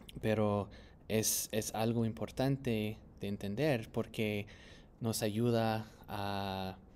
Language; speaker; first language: Spanish; non-native, fluent; English